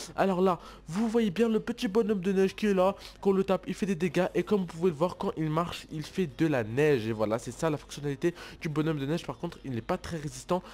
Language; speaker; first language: French; native; French